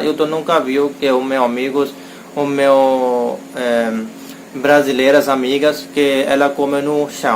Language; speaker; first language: Portuguese; non-native, learner; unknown